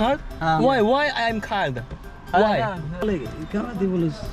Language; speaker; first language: English; non-native, learner; Korean